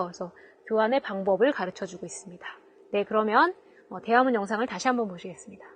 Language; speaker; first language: Korean; native; Korean